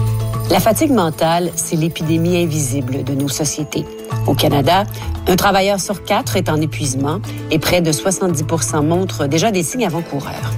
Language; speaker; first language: French; native; French